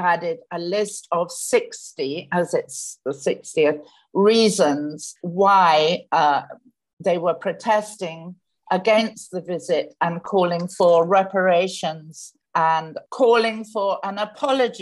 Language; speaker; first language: English; native; English